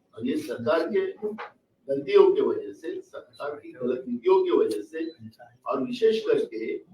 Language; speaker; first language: Hindi; non-native, local second language; Marathi